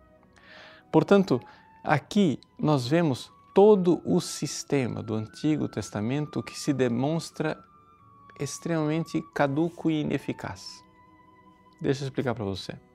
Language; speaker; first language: Portuguese; native; Portuguese